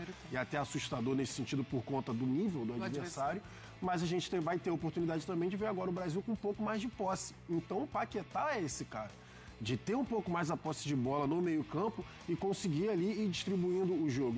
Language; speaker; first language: Portuguese; native; Portuguese